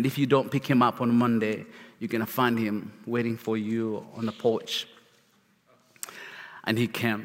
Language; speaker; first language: English; non-native, local second language; Kinyarwanda